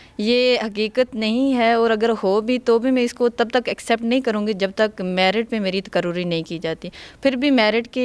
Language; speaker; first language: Urdu; non-native, local second language; Punjabi